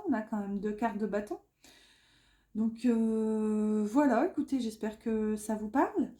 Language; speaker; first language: French; native; French